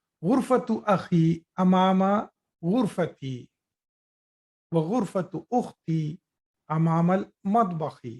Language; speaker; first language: Arabic; non-native, fluent; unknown